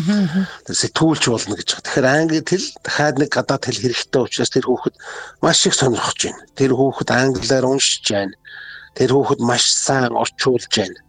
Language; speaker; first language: Mongolian; native; Mongolian